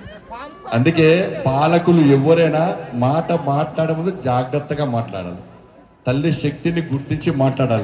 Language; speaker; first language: Telugu; native; Telugu